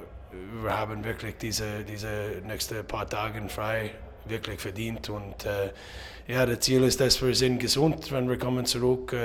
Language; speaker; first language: German; non-native, learner; English